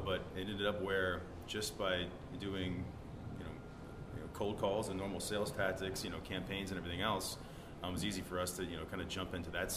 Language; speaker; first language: English; native; English